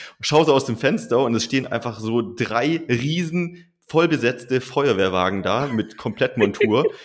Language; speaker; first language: German; native; German